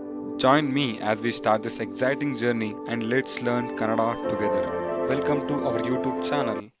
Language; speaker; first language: English; non-native, local second language; Kannada